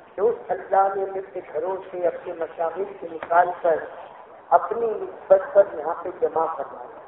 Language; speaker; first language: Urdu; native; Urdu